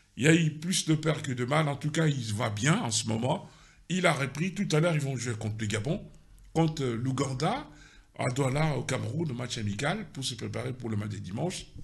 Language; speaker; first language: French; non-native, local second language; Lingala